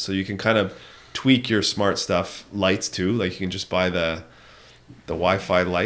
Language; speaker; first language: English; native; English